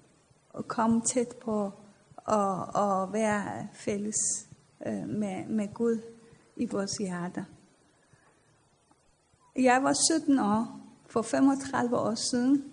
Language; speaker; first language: Danish; non-native, fluent; Persian